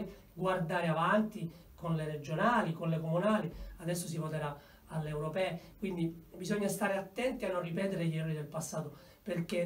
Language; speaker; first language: Italian; native; Italian